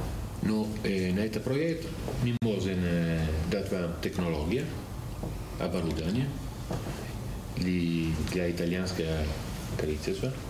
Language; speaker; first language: Russian; non-native, learner; Italian